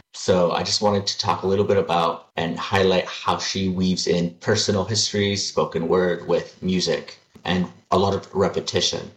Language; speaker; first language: English; early bilingual, other home language; Spanish